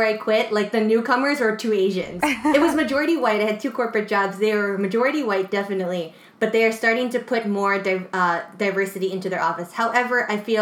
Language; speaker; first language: English; native; English